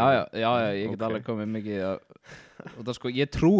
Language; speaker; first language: Icelandic; native; Icelandic